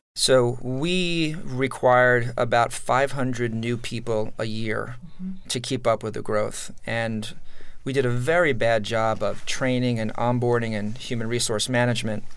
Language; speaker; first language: English; native; English